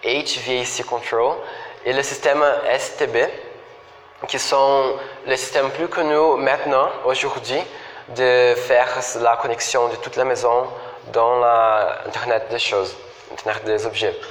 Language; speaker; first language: French; non-native, fluent; Portuguese